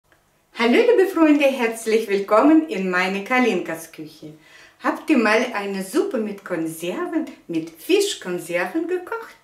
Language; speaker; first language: German; non-native, fluent; Russian